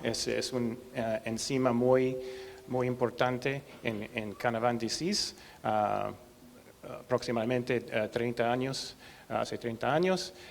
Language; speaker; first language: Spanish; non-native, learner; English